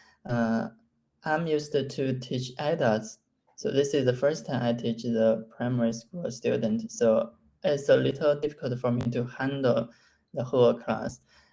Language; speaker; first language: English; non-native, learner; Chinese